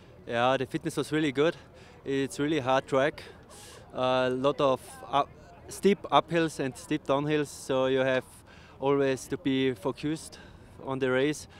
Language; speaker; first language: English; non-native, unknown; German